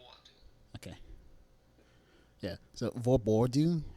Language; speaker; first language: Danish; non-native, learner; English